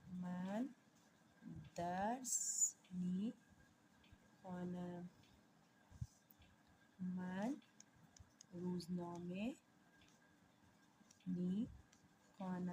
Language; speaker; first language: Persian; non-native, fluent; Urdu